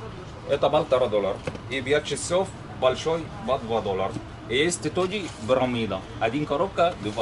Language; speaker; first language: Russian; non-native, learner; Arabic